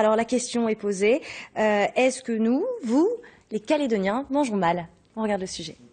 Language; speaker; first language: French; native; French